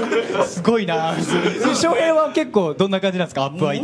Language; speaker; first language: Japanese; native; Japanese